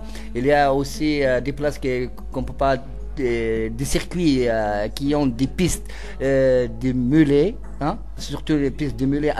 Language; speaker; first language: French; non-native, local second language; Central Atlas Tamazight